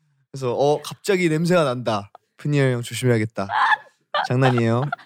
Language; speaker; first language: Korean; native; Korean